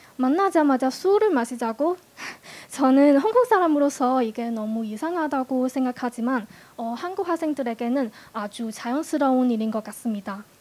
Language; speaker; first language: Korean; non-native, fluent; Cantonese